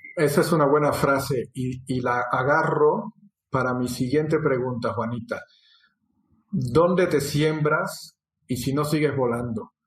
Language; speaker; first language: Spanish; native; Spanish